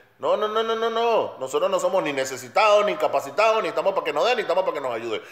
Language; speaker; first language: Spanish; native; Spanish